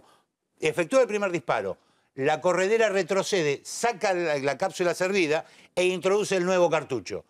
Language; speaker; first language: Spanish; native; Spanish